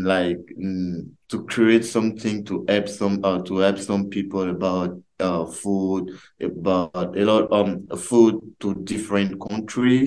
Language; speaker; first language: English; non-native, learner; French